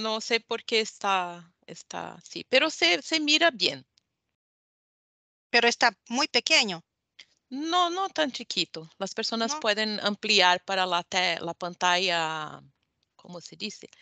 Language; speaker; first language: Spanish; non-native, learner; Portuguese